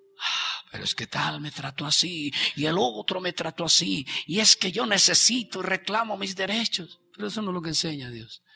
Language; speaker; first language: Spanish; native; Spanish